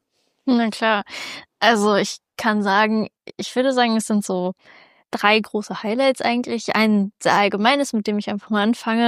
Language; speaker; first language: German; native; German